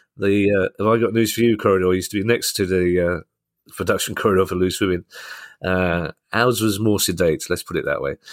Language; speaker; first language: English; native; English